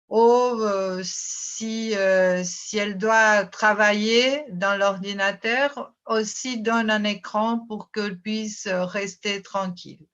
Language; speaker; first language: French; non-native, fluent; Portuguese